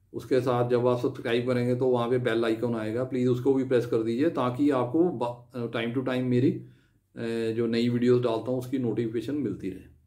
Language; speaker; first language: Hindi; non-native, local second language; Punjabi